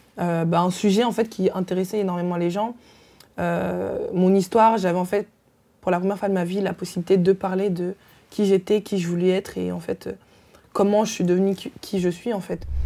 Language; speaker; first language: French; native; French